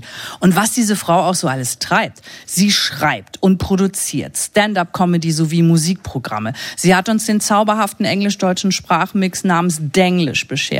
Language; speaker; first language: German; native; German